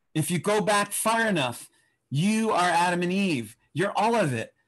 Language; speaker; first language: English; native; English